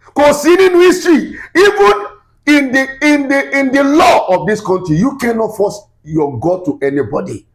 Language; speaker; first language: English; non-native, local second language; Yoruba